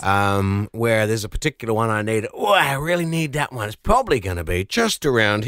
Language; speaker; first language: English; native; English